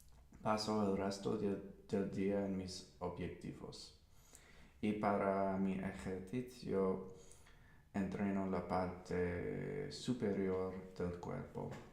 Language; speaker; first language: Spanish; non-native, learner; English